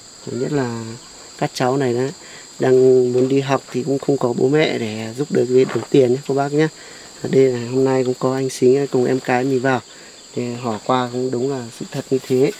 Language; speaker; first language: Vietnamese; native; Vietnamese